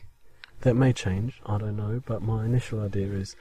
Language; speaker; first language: English; native; English